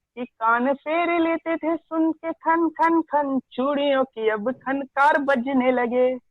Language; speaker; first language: Hindi; native; Hindi